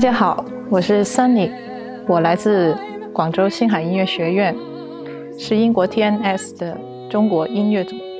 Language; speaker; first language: Chinese; native; Chinese